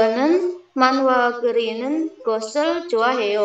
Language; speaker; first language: Korean; non-native, learner; Indonesian